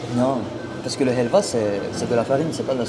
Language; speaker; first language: French; early bilingual, heritage; Turkish